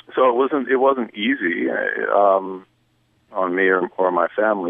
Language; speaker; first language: English; native; English